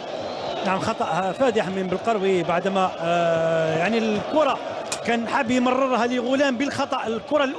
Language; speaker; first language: Arabic; native; Arabic